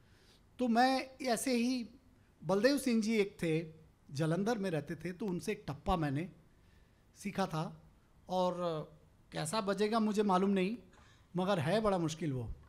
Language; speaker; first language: Hindi; native; Hindi